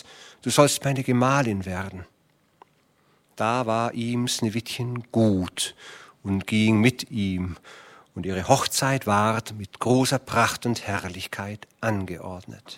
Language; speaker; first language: German; native; German